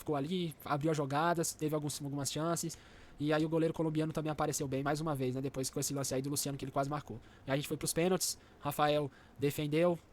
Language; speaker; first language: Portuguese; native; Portuguese